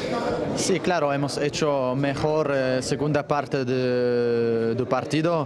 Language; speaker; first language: Spanish; non-native, fluent; Polish